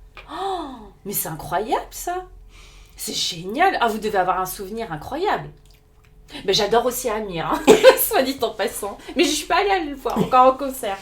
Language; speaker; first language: French; native; French